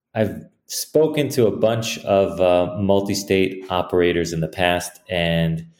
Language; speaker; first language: English; early bilingual, other home language; Hebrew